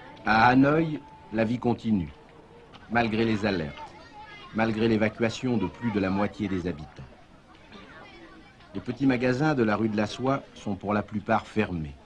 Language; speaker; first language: French; native; French